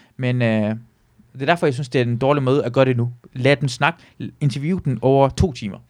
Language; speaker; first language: Danish; early bilingual, other home language; Persian